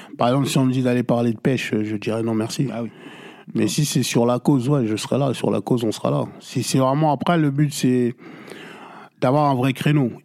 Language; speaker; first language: French; non-native, local second language; Lingala